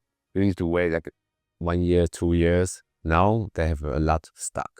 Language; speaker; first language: English; non-native, learner; Chinese